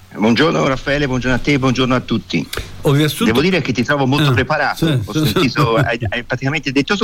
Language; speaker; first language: Italian; native; Italian